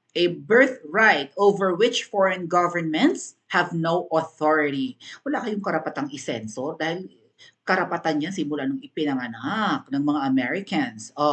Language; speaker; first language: Filipino; native; Filipino